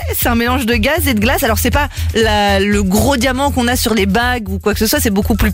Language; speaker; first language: French; native; French